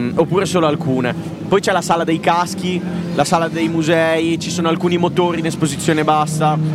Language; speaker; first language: Italian; native; Italian